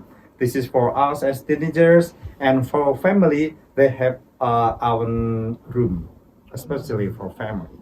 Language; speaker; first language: English; non-native, fluent; Indonesian